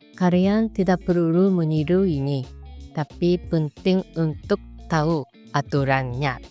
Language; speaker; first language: Indonesian; non-native, fluent; Japanese